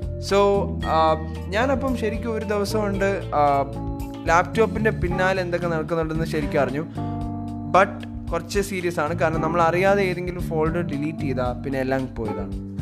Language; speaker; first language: Malayalam; native; Malayalam